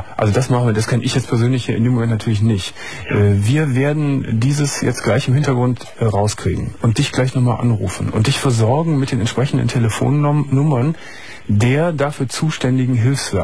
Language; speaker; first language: German; native; German